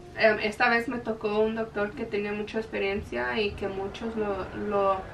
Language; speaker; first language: Spanish; early bilingual, heritage; Spanish